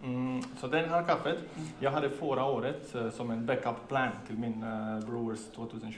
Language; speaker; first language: Swedish; non-native, learner; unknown